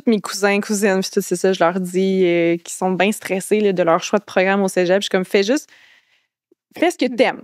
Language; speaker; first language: French; native; French